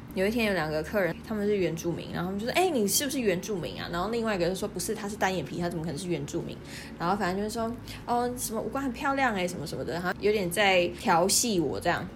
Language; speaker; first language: Chinese; non-native, local second language; Min Nan Chinese